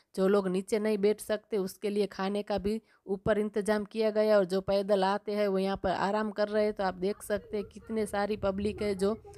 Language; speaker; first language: Hindi; non-native, local second language; Gujarati